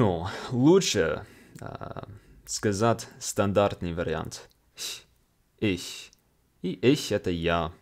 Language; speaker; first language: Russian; non-native, fluent; English